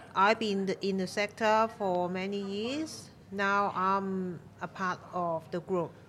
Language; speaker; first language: English; non-native, local second language; Cantonese